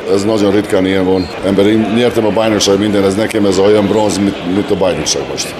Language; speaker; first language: Hungarian; non-native, local second language; Serbian